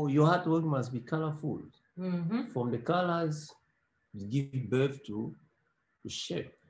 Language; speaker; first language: English; non-native, learner; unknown